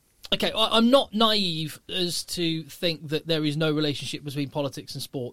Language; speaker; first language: English; native; English